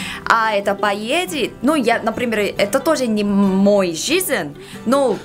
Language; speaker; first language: Russian; non-native, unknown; Korean